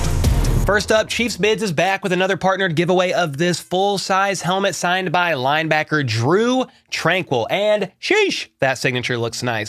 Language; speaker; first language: English; native; English